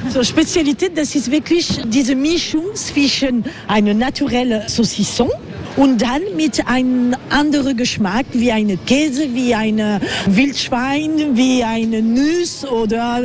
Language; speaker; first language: German; non-native, fluent; French